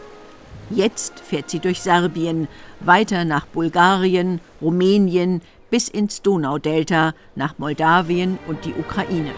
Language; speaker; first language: German; native; German